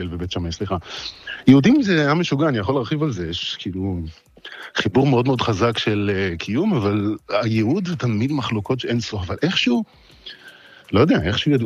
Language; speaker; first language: Hebrew; native; Hebrew